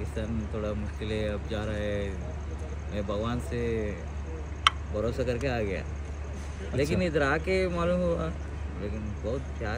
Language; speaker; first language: Hindi; non-native, local second language; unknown